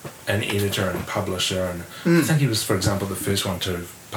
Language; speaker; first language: English; native; English